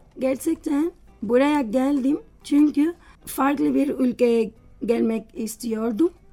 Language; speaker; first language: Turkish; non-native, learner; Spanish